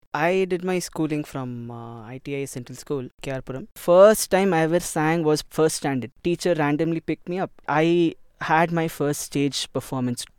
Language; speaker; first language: English; non-native, local second language; Kannada